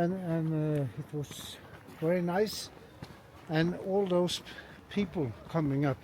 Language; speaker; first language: English; non-native, fluent; Norwegian